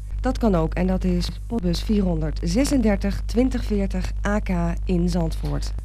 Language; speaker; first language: Dutch; native; Dutch